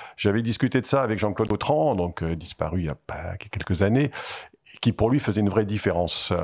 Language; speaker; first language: French; native; French